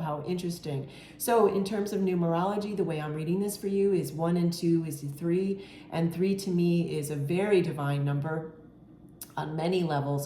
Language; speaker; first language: English; native; English